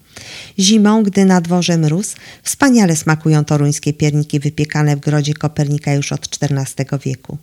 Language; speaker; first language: Polish; native; Polish